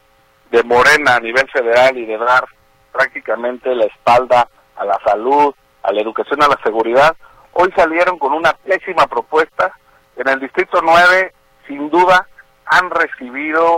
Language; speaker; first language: Spanish; native; Spanish